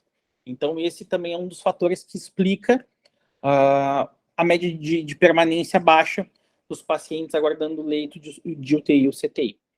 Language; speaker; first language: Portuguese; native; Portuguese